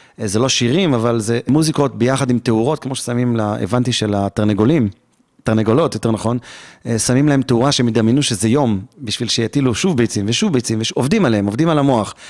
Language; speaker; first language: Hebrew; native; Hebrew